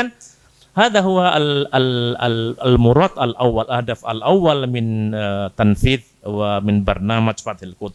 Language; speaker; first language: Arabic; non-native, fluent; Indonesian